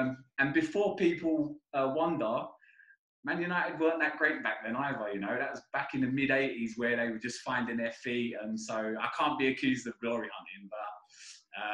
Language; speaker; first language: English; native; English